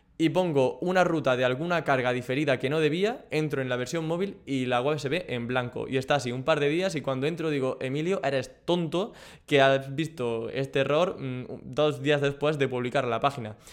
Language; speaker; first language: Spanish; native; Spanish